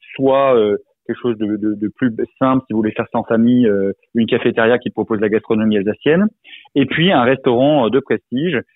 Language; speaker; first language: French; native; French